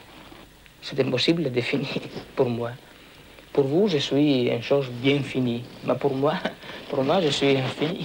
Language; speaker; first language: French; non-native, fluent; Italian